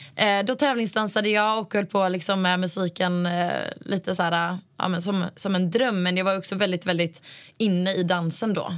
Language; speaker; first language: Swedish; native; Swedish